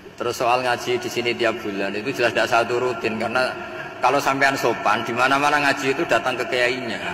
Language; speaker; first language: Indonesian; non-native, local second language; Javanese